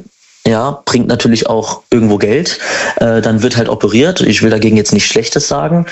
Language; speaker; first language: German; native; German